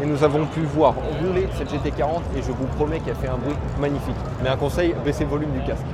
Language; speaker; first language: French; native; French